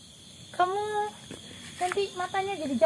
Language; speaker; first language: Indonesian; native; Indonesian